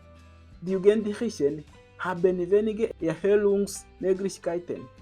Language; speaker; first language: German; non-native, learner; Kinyarwanda